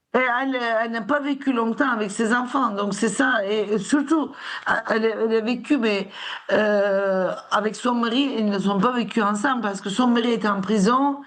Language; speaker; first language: French; non-native, fluent; Turkish